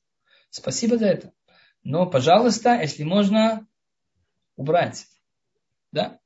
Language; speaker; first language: Russian; early bilingual, heritage; Russian